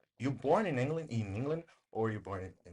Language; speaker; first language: English; non-native, learner; Portuguese